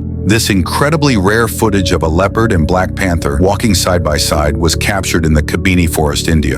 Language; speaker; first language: English; native; English